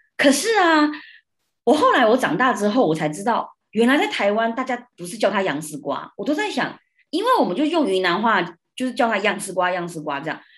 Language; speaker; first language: Chinese; early bilingual, heritage; Chinese